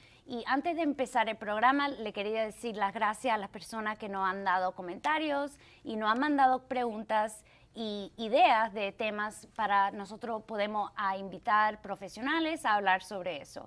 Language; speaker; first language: Spanish; early bilingual, heritage; Spanish